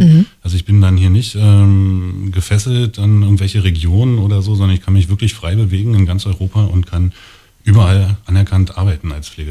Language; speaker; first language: German; native; German